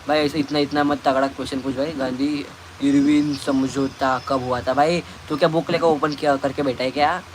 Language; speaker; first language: Hindi; non-native, local second language; Marathi